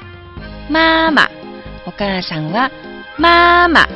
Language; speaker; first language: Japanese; non-native, fluent; Chinese